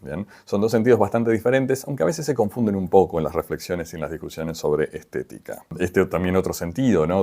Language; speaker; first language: Spanish; native; Spanish